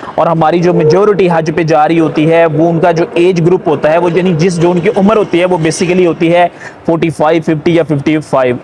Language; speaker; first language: Urdu; non-native, local second language; Punjabi